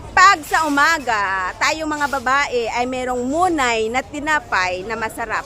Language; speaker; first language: Filipino; non-native, local second language; Cebuano